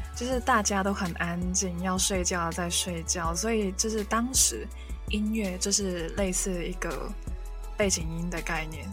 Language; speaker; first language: Chinese; non-native, local second language; Cantonese